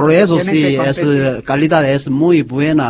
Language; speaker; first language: Spanish; non-native, learner; Korean